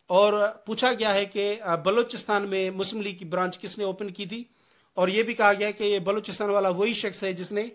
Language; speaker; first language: Urdu; non-native, local second language; Sindhi